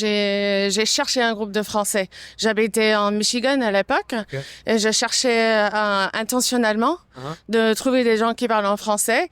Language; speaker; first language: French; non-native, fluent; English